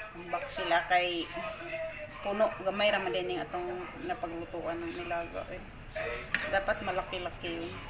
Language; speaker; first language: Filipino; non-native, local second language; Cebuano